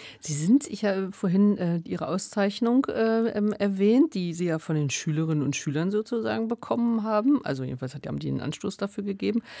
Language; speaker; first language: German; native; German